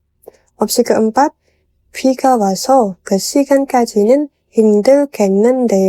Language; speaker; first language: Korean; non-native, fluent; Indonesian